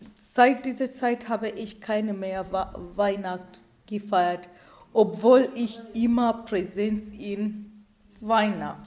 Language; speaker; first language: German; non-native, learner; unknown